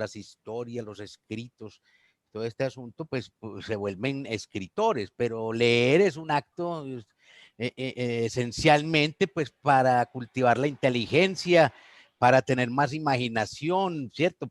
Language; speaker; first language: Spanish; native; Spanish